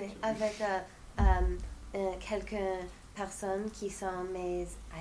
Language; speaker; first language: French; non-native, fluent; English